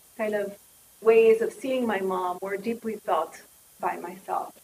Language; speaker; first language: English; native; English